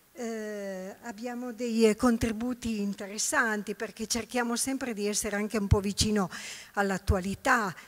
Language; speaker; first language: Italian; native; Italian